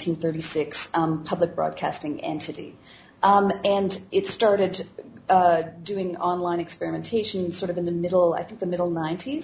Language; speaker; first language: English; native; English